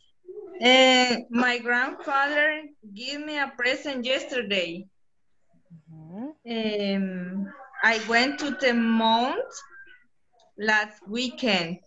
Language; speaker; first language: English; non-native, learner; Spanish